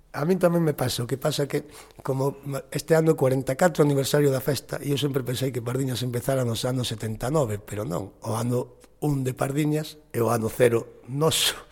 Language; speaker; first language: Galician; native; Galician